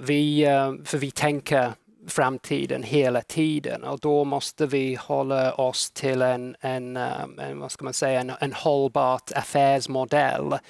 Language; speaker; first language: Swedish; non-native, fluent; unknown